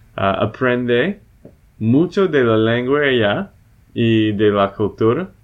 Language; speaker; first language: Spanish; non-native, fluent; English